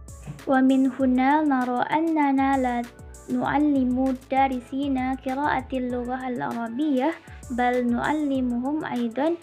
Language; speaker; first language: Arabic; non-native, learner; Indonesian